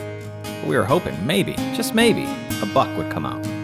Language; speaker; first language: English; native; English